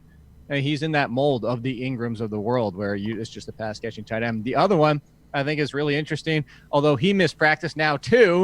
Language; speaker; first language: English; native; English